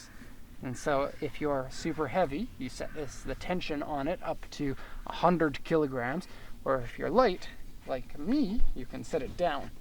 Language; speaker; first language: English; native; English